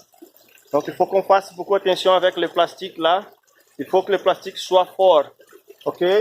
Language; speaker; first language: French; non-native, fluent; Portuguese